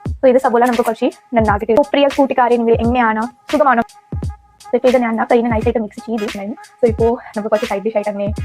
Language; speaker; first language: Malayalam; non-native, learner; Hindi